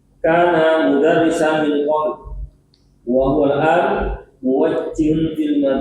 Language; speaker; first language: Arabic; non-native, learner; Indonesian